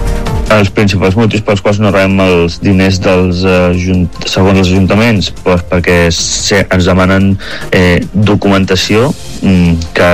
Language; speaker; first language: Catalan; native; Catalan